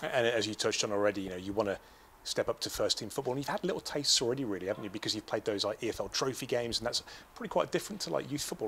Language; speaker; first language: English; native; English